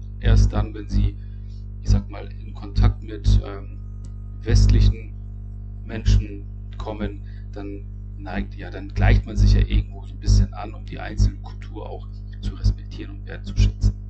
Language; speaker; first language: German; native; German